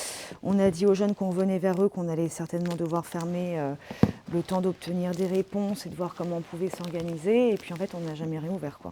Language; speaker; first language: French; native; French